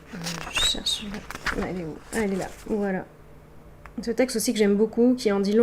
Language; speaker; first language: French; native; French